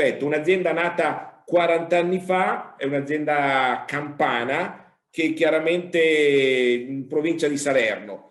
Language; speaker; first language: Italian; native; Italian